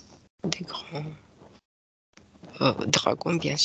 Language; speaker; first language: French; non-native, fluent; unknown